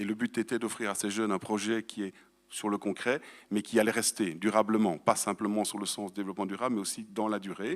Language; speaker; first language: French; native; French